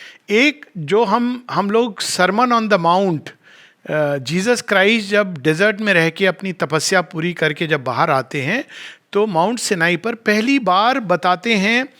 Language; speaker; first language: Hindi; native; Hindi